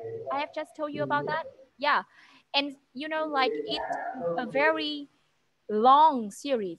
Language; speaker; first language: English; non-native, fluent; Vietnamese